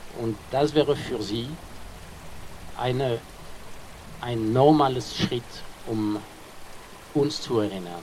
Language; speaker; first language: German; non-native, fluent; French